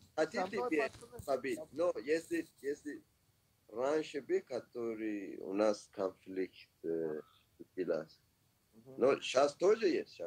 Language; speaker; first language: Russian; non-native, learner; Persian